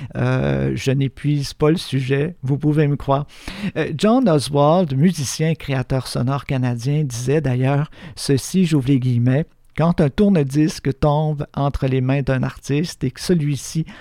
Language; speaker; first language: French; native; French